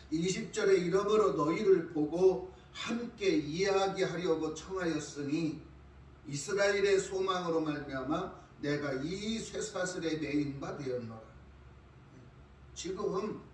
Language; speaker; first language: Korean; native; Korean